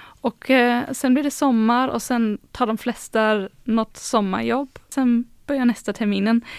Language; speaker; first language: Swedish; non-native, fluent; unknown